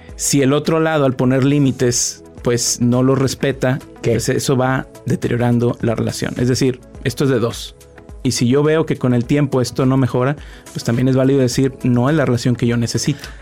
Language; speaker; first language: Spanish; native; Spanish